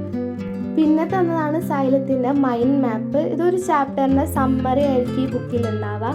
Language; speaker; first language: Malayalam; native; Malayalam